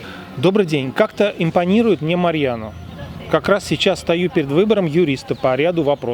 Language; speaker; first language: Russian; native; Russian